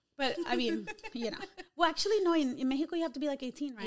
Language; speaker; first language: English; early bilingual, other home language; Spanish